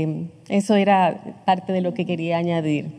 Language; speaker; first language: Spanish; native; Spanish